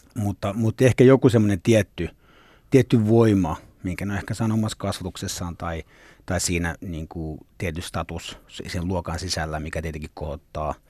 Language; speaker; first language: Finnish; early bilingual, other home language; Swedish